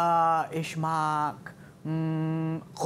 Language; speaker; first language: German; non-native, learner; Malay